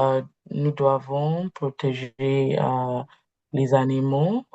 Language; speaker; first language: French; non-native, learner; Igbo